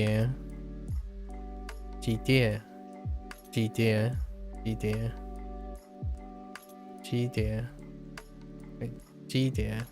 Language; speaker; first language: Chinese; non-native, learner; English